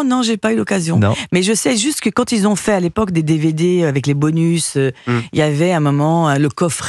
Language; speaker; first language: French; early bilingual, other home language; Portuguese